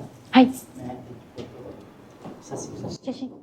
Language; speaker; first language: Japanese; native; Japanese